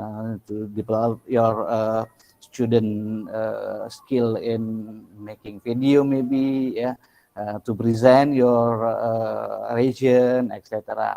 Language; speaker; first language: English; non-native, local second language; Indonesian